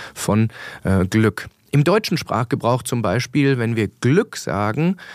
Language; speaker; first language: German; early bilingual, other home language; Danish